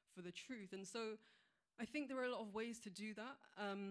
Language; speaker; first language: English; native; English